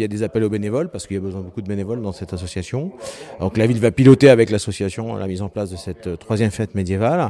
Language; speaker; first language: French; native; French